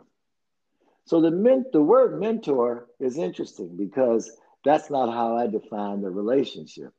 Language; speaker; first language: English; native; English